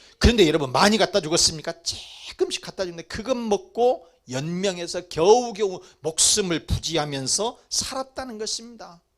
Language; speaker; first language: Korean; native; Korean